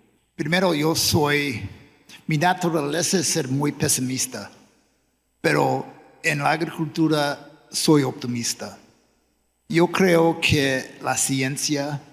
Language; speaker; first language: Spanish; non-native, fluent; English